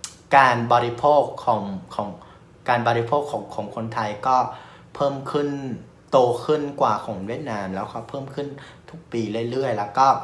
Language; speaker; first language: Thai; non-native, fluent; Vietnamese